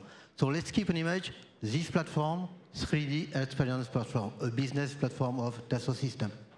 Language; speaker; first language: English; non-native, fluent; French